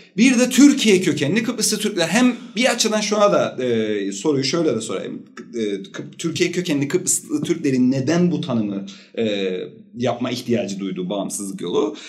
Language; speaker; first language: Turkish; native; Turkish